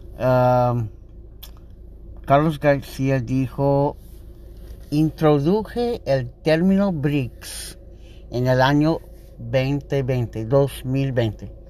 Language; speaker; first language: Spanish; non-native, learner; English